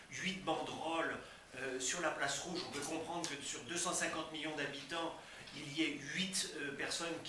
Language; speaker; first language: French; native; French